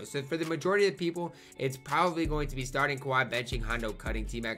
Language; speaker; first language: English; native; English